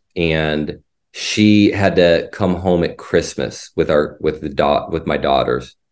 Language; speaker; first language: English; native; English